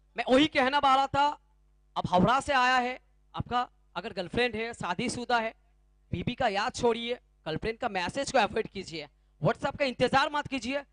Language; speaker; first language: Hindi; non-native, local second language; Bangla